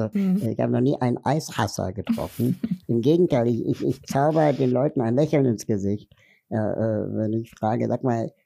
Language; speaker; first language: German; native; German